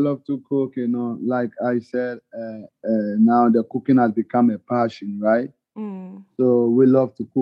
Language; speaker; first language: English; non-native, local second language; Ga